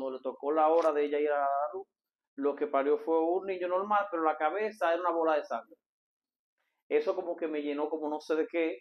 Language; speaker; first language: Spanish; native; Spanish